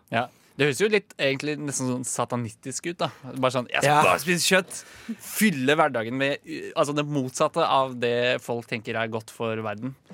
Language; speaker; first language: Norwegian; native; Norwegian